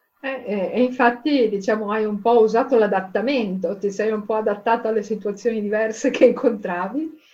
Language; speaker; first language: Italian; native; Italian